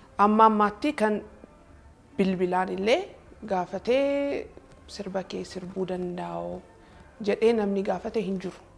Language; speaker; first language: Oromo; early bilingual, heritage; Oromo